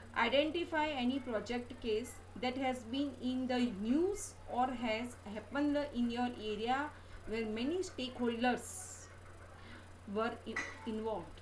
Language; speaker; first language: English; non-native, local second language; Gujarati